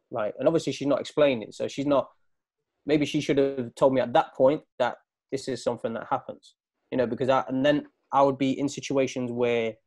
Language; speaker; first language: English; native; English